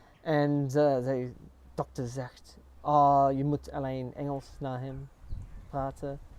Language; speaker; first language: Dutch; early bilingual, heritage; English